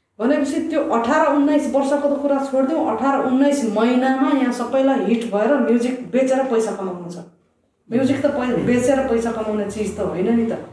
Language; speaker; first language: Nepali; non-native, local second language; Limbu